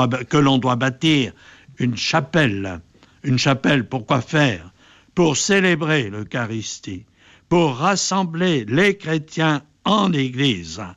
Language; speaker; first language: French; native; French